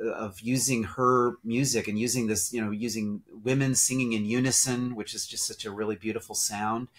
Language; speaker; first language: English; native; English